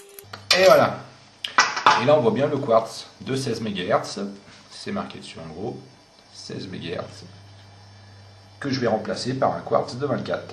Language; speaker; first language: French; native; French